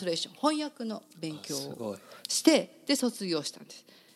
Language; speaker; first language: Japanese; native; Japanese